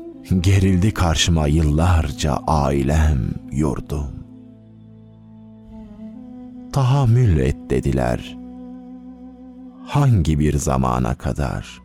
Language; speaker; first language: Turkish; native; Turkish